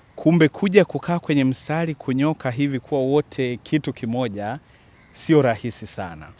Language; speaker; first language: Swahili; native; Swahili